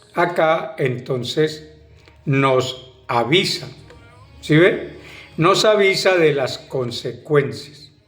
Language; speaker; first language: Spanish; native; Spanish